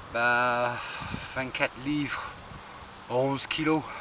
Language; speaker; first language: French; non-native, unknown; English